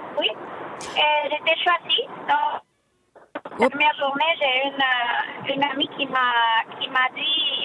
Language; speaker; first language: French; non-native, learner; Spanish